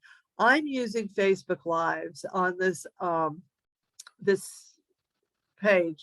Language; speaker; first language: English; native; English